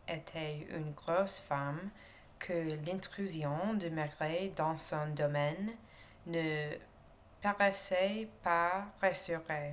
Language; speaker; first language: French; non-native, learner; English